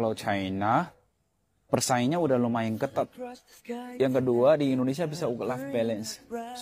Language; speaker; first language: Indonesian; non-native, fluent; Chinese